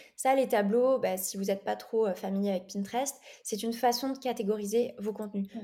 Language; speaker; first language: French; native; French